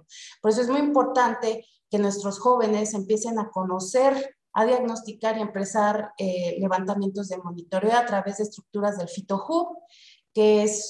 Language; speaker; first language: Spanish; native; Spanish